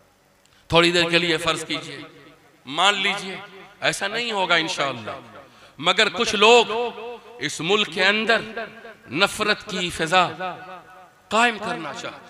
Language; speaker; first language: Urdu; native; Urdu